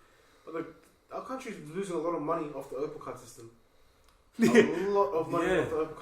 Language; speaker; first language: English; native; English